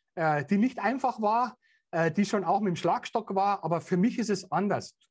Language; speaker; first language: German; native; German